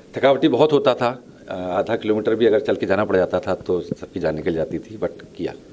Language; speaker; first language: Hindi; native; Hindi